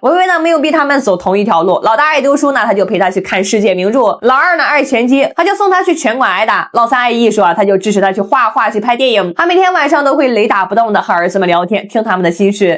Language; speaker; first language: Chinese; native; Chinese